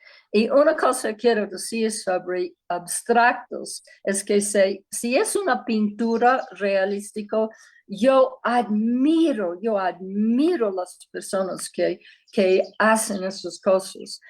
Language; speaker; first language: Spanish; non-native, fluent; English